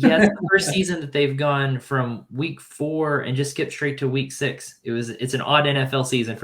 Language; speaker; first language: English; native; English